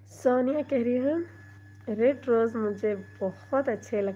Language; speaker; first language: Hindi; non-native, local second language; Urdu